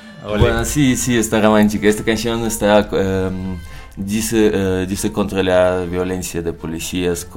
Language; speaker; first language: Spanish; non-native, learner; Russian